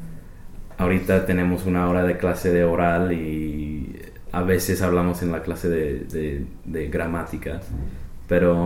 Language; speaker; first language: Spanish; non-native, fluent; English